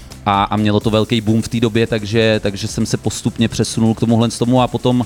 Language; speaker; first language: Czech; native; Czech